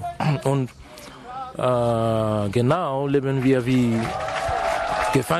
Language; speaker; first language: German; non-native, fluent; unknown